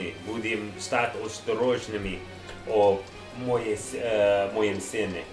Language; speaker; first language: Russian; non-native, learner; English